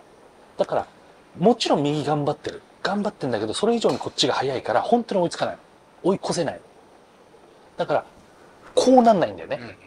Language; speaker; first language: Japanese; native; Japanese